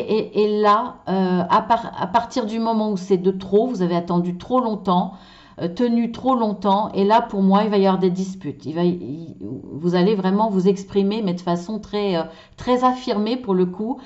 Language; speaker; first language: French; native; French